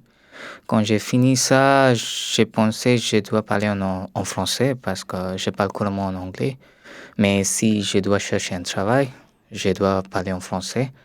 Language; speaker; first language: French; non-native, learner; Tamil